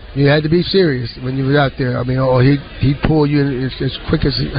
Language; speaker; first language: English; native; English